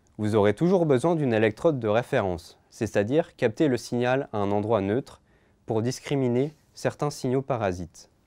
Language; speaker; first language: French; native; French